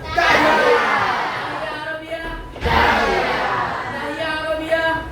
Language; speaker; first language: Arabic; non-native, learner; Indonesian